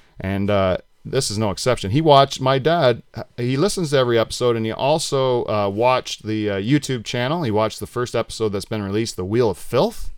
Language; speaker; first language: English; native; English